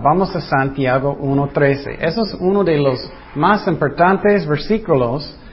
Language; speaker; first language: Spanish; non-native, fluent; English